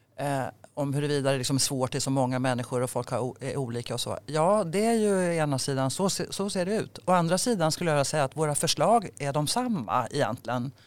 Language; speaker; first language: Swedish; native; Swedish